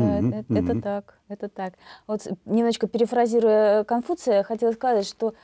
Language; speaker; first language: Russian; native; Russian